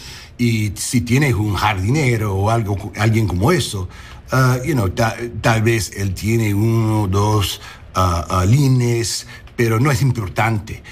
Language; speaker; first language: Spanish; non-native, learner; English